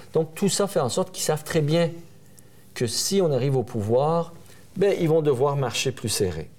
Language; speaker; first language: French; early bilingual, other home language; Persian